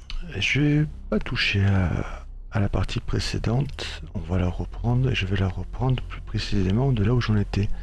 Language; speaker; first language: French; native; French